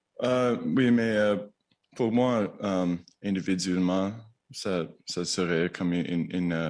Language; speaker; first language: French; non-native, learner; English